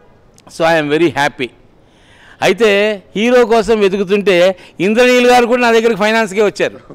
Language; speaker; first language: Telugu; native; Telugu